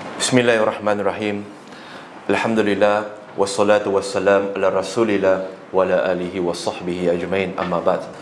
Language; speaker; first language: Malay; non-native, local second language; Chinese